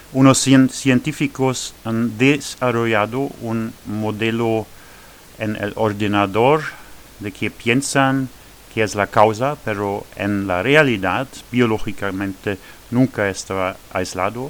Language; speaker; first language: Spanish; non-native, fluent; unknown